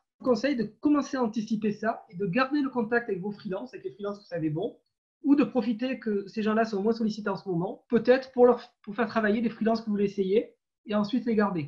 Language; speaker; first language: French; native; French